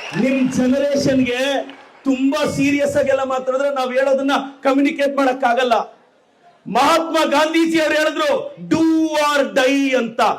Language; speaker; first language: Kannada; native; Kannada